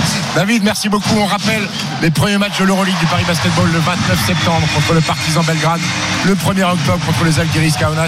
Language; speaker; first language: French; native; French